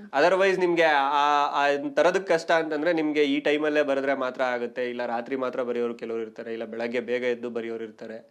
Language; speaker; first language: Kannada; native; Kannada